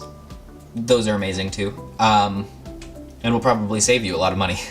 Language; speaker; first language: English; native; English